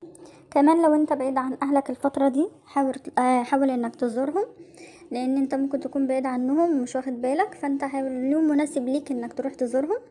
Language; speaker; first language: Arabic; native; Arabic